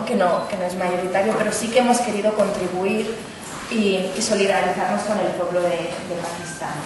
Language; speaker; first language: Spanish; native; Spanish